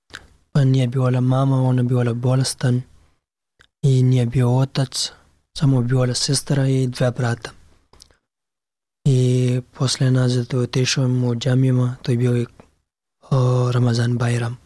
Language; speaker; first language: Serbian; non-native, learner; Pashto